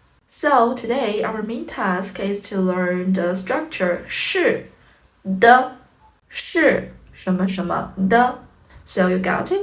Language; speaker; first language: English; non-native, fluent; Chinese